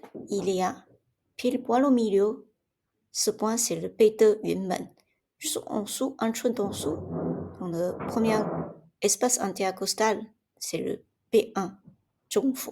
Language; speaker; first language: French; non-native, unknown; Chinese